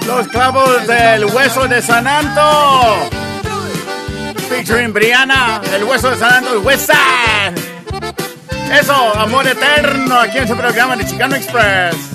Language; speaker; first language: Spanish; early bilingual, heritage; Spanish